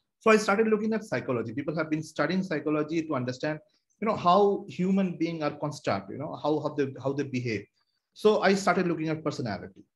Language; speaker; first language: English; non-native, local second language; Bangla